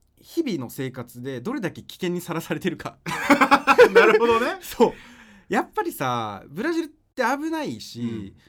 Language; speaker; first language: Japanese; early bilingual, other home language; Portuguese